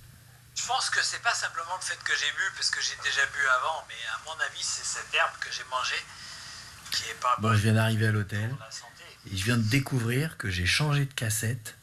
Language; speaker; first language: French; native; French